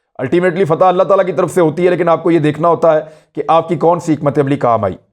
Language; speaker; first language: Urdu; non-native, local second language; Punjabi